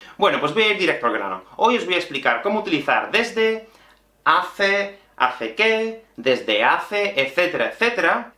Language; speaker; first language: Spanish; native; Spanish